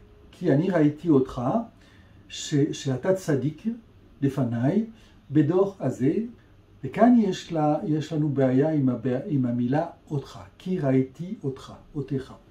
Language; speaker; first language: Hebrew; non-native, fluent; French